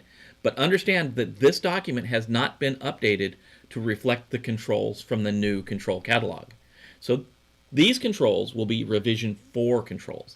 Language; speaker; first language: English; native; English